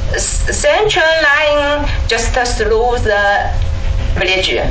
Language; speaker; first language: English; non-native, learner; Chinese